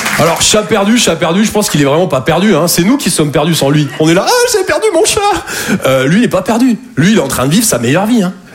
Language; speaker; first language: French; native; French